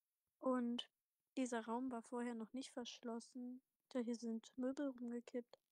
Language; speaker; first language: German; native; German